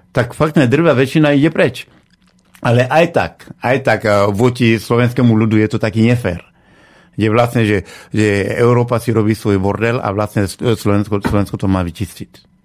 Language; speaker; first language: Slovak; non-native, fluent; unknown